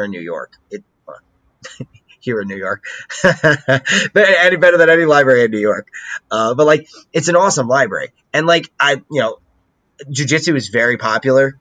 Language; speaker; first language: English; native; English